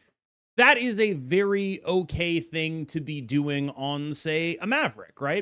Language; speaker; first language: English; native; English